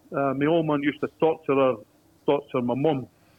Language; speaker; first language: English; native; English